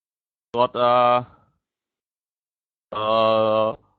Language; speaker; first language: English; non-native, learner; Vietnamese